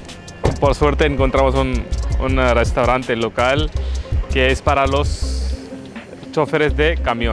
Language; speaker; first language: Spanish; non-native, fluent; Hindi